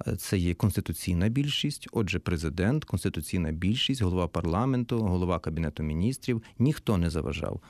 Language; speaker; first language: Ukrainian; native; Ukrainian